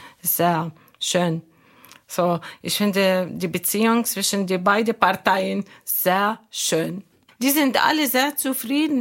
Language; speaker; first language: German; non-native, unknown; Arabic